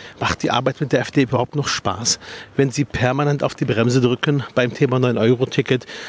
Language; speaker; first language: German; early bilingual, other home language; Arabic